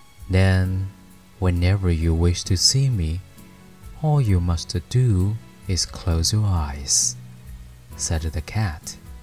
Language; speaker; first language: English; non-native, fluent; Chinese